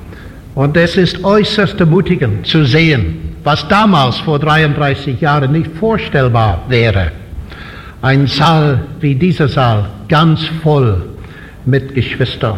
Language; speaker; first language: German; non-native, fluent; English